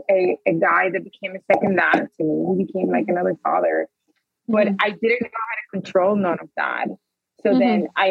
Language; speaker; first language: English; early bilingual, other home language; Spanish